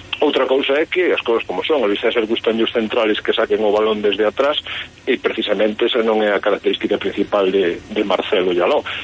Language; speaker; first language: Galician; native; Galician